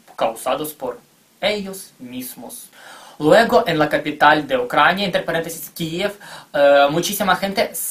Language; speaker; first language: Spanish; non-native, fluent; Ukrainian